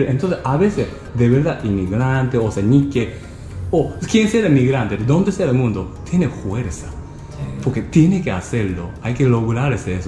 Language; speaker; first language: Spanish; non-native, learner; Japanese